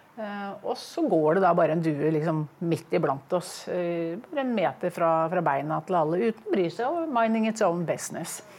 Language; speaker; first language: Norwegian; native; Norwegian